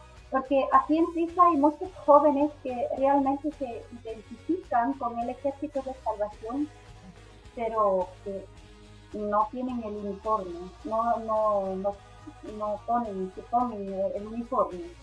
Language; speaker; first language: Spanish; non-native, fluent; Swiss German